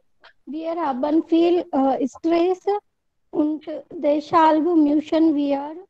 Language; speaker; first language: German; non-native, learner; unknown